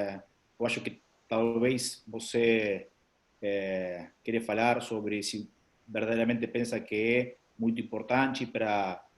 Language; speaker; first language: Portuguese; non-native, learner; Spanish